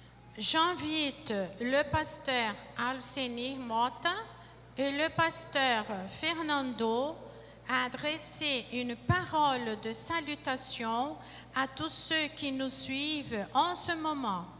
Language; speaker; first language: French; non-native, fluent; Portuguese